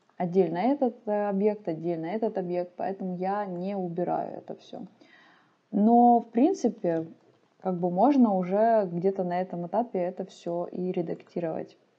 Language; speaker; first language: Russian; non-native, local second language; Ukrainian